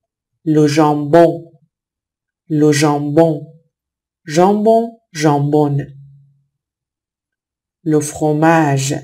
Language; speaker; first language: French; non-native, fluent; Persian